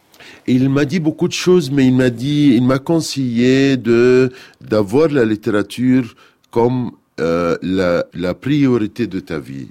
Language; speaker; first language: French; non-native, fluent; Arabic